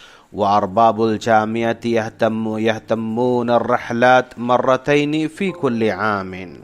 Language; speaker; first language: Arabic; non-native, fluent; Urdu